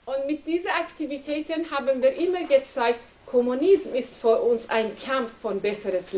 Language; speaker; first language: German; non-native, learner; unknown